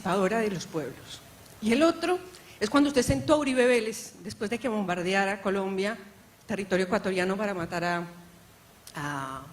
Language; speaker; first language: Spanish; native; Spanish